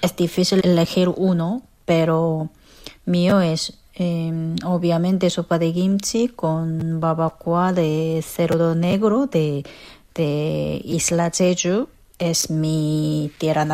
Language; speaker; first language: Spanish; non-native, fluent; Korean